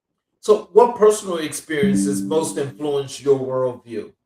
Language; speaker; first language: English; native; English